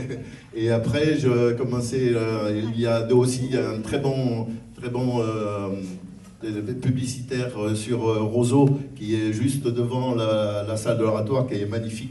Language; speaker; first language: French; native; French